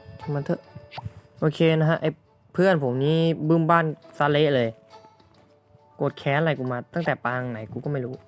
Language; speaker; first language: Thai; native; Thai